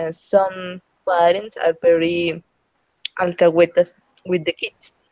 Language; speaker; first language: English; non-native, learner; Spanish